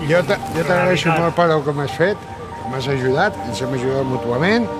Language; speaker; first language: Catalan; non-native, local second language; Spanish